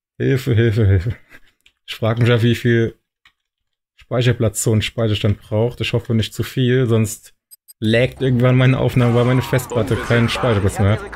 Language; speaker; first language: German; native; German